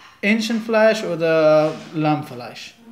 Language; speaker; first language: German; non-native, fluent; Persian